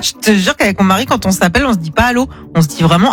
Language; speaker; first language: French; native; French